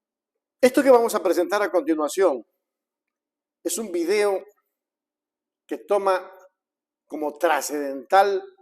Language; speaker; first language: Spanish; native; Spanish